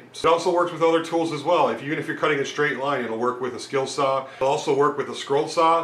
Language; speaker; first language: English; native; English